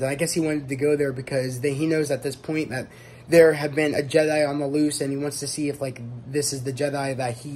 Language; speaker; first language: English; native; English